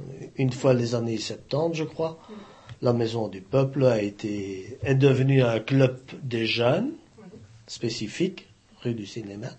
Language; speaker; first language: French; native; French